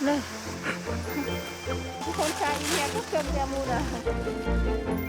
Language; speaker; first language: Korean; non-native, learner; Vietnamese